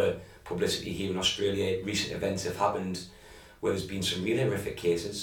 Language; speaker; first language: English; native; English